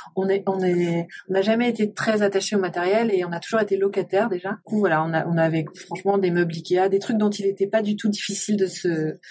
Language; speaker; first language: French; native; French